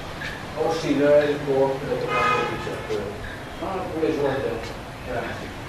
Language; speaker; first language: French; non-native, learner; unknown